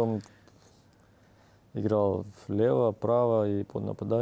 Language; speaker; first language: Russian; non-native, learner; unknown